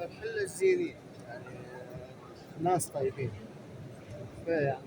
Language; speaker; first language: Arabic; native; Arabic